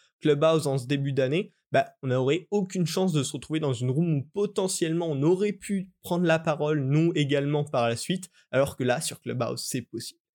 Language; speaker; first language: French; native; French